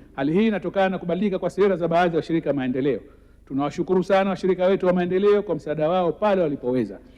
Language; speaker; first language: Swahili; native; Swahili